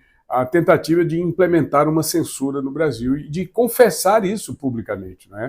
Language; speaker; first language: Portuguese; native; Portuguese